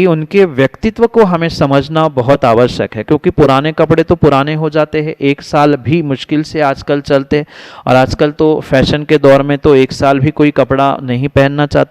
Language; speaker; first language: Hindi; native; Hindi